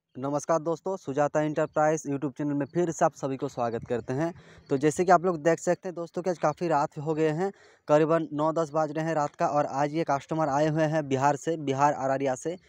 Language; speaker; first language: Hindi; non-native, local second language; Bangla